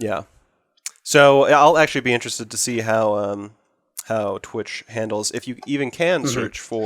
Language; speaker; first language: English; native; English